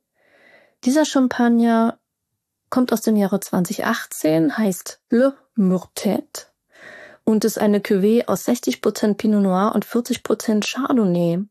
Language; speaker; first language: German; native; German